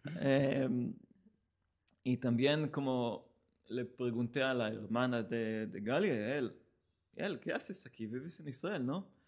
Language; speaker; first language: Spanish; non-native, learner; Hebrew